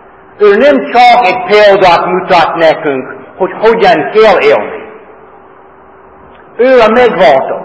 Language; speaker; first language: Hungarian; non-native, fluent; English